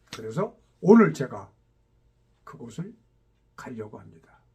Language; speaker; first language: Korean; native; Korean